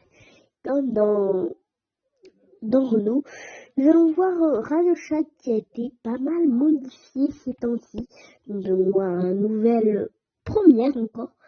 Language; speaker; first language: French; native; French